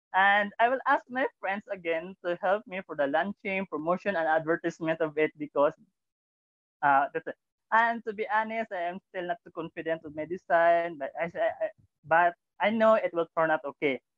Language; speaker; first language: English; non-native, local second language; Cebuano